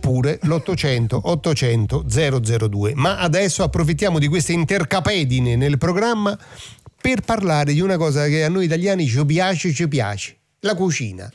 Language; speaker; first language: Italian; native; Italian